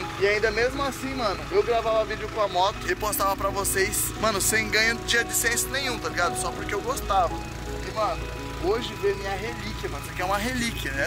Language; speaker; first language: Portuguese; native; Portuguese